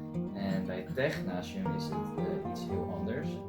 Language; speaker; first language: Dutch; early bilingual, other home language; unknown